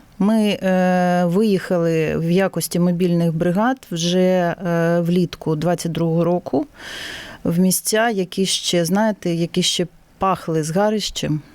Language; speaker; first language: Ukrainian; non-native, local second language; Russian